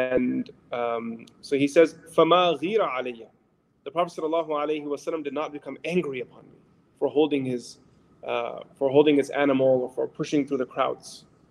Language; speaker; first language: English; native; English